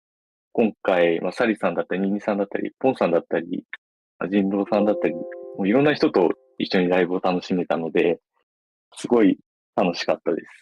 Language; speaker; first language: Japanese; native; Japanese